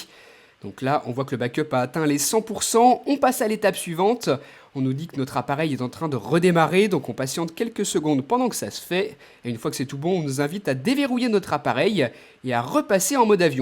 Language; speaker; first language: French; native; French